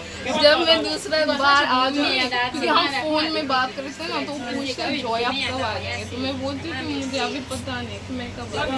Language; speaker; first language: Hindi; early bilingual, other home language; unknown